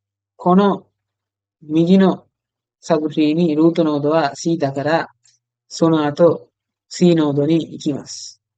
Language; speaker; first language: Japanese; non-native, fluent; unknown